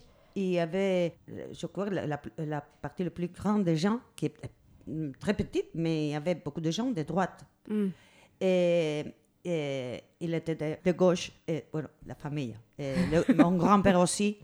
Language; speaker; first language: French; non-native, learner; Spanish